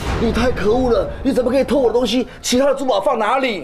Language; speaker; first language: Chinese; native; Chinese